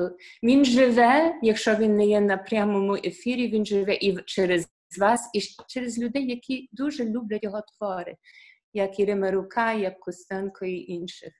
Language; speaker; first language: Ukrainian; early bilingual, heritage; Ukrainian